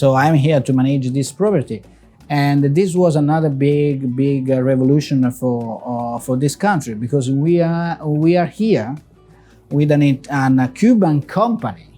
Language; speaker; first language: English; non-native, fluent; Italian